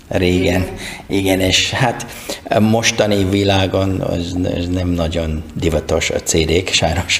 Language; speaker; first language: Hungarian; non-native, learner; English